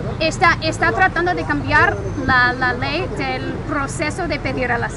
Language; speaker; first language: Spanish; non-native, fluent; English